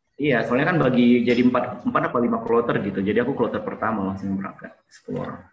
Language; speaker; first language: Indonesian; native; Indonesian